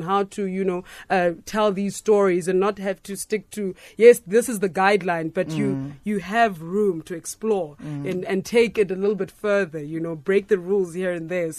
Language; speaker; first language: English; non-native, local second language; Xhosa